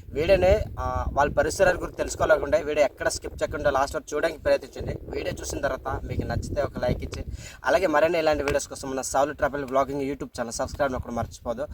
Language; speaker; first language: Telugu; non-native, local second language; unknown